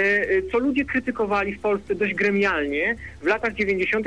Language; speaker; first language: Polish; native; Polish